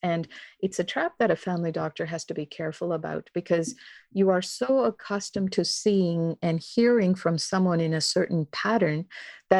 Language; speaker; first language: English; non-native, local second language; Tamil